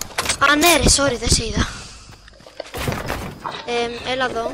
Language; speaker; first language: Greek; native; Greek